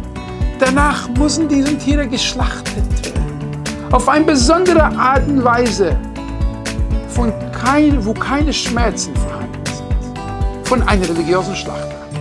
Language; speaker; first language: German; non-native, fluent; English